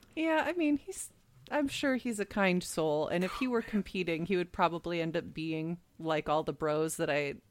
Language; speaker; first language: English; native; English